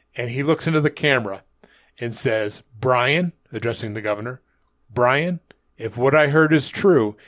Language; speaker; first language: English; native; English